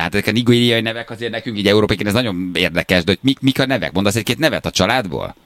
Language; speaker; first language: Hungarian; native; Hungarian